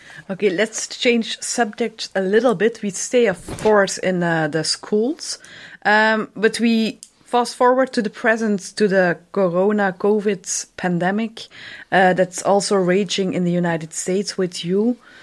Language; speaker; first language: English; non-native, fluent; Dutch